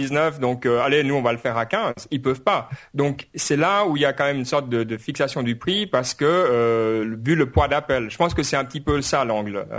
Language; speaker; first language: French; native; French